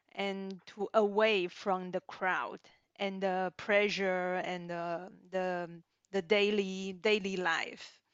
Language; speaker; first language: English; non-native, learner; Chinese